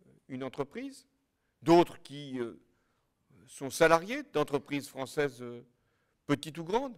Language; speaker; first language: French; native; French